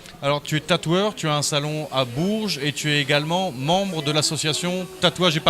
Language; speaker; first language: French; native; French